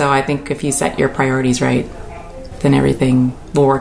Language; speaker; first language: English; native; English